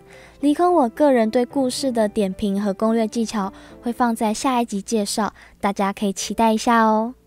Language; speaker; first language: Chinese; native; Chinese